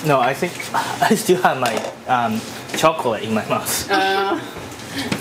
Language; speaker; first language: English; non-native, fluent; Japanese